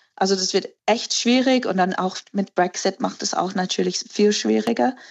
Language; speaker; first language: German; non-native, fluent; English